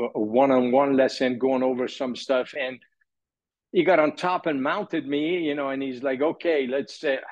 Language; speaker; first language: English; early bilingual, other home language; Persian